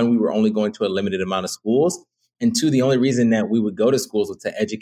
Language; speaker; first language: English; native; English